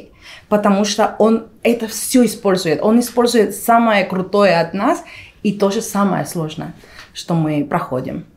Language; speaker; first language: Russian; non-native, fluent; Spanish